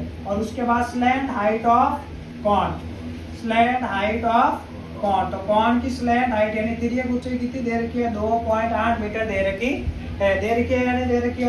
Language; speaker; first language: Hindi; native; Hindi